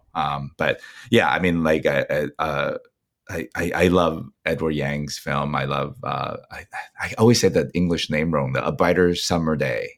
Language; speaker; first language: English; non-native, fluent; Chinese